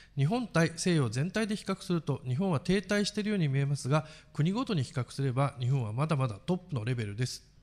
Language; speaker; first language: Japanese; native; Japanese